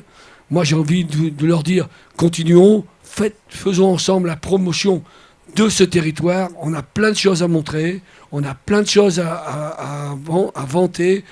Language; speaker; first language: French; native; French